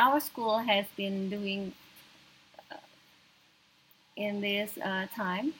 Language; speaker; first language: English; non-native, local second language; Indonesian